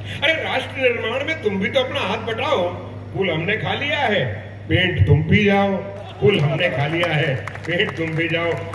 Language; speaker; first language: Hindi; non-native, local second language; Punjabi